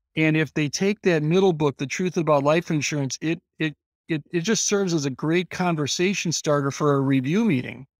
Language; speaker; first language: English; native; English